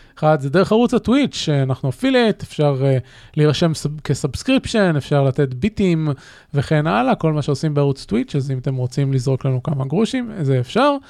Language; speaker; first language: Hebrew; native; Hebrew